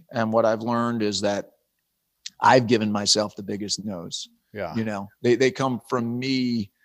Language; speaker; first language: English; native; English